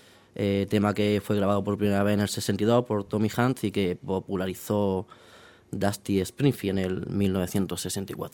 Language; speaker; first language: Spanish; native; Spanish